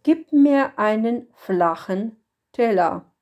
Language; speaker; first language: German; non-native, fluent; Russian